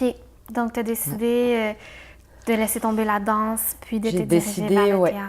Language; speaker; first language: French; native; French